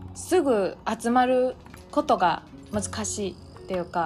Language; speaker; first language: Japanese; non-native, fluent; Chinese